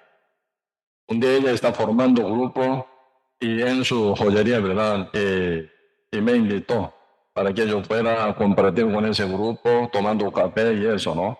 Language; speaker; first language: Spanish; non-native, learner; Korean